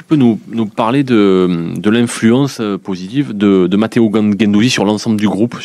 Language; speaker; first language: French; native; French